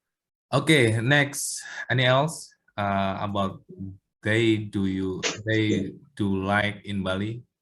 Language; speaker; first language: English; non-native, learner; Indonesian